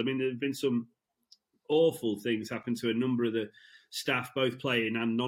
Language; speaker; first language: English; native; English